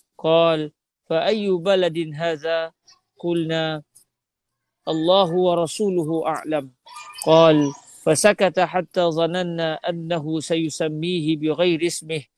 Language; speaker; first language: Arabic; non-native, fluent; Malay